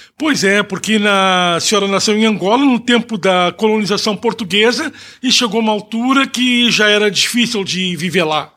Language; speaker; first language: Portuguese; native; Portuguese